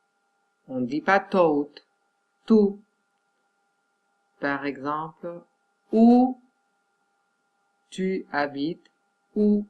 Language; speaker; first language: French; non-native, fluent; Catalan